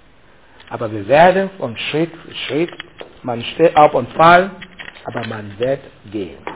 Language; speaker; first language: German; non-native, learner; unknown